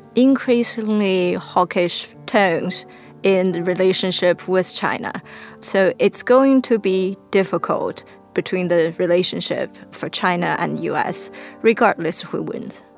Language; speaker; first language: English; non-native, fluent; Chinese